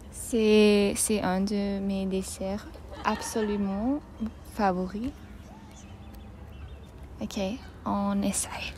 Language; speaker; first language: French; non-native, learner; English